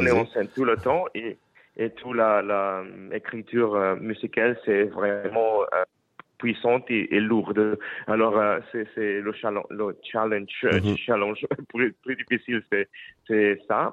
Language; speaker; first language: French; non-native, fluent; Spanish